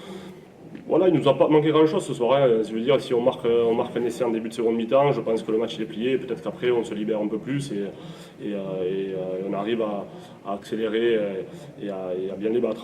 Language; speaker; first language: French; native; French